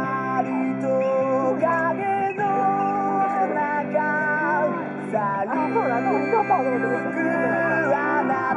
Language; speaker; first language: Japanese; native; Japanese